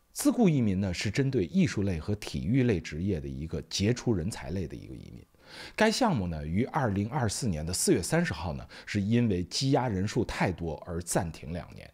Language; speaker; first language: Chinese; native; Chinese